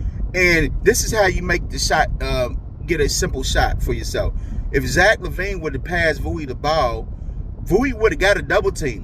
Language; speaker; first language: English; native; English